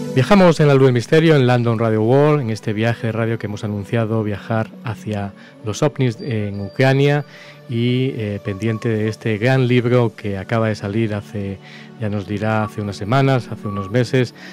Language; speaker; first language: Spanish; native; Spanish